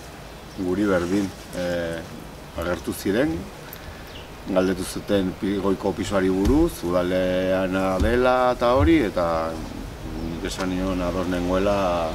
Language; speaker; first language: Basque; non-native, local second language; Spanish